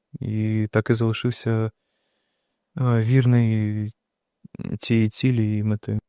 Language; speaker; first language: Ukrainian; non-native, local second language; Russian